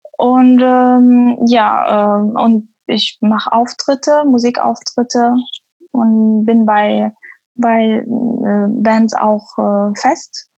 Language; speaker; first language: German; non-native, fluent; Arabic